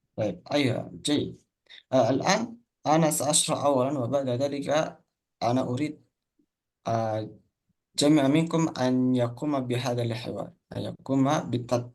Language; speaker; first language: Arabic; non-native, fluent; Indonesian